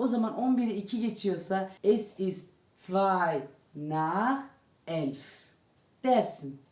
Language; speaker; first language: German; non-native, fluent; Turkish